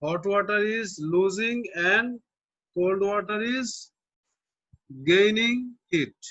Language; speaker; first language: English; non-native, local second language; Bangla